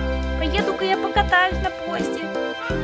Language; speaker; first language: Russian; native; Russian